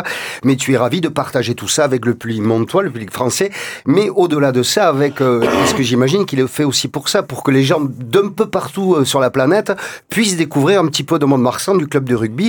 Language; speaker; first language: French; native; French